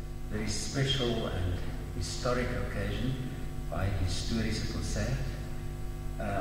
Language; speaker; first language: English; non-native, local second language; Afrikaans